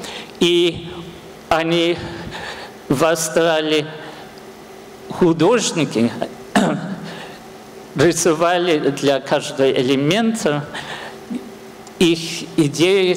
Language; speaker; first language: Russian; non-native, fluent; English